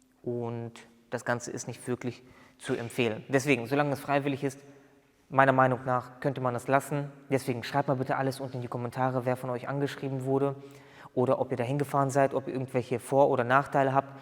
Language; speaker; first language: German; native; German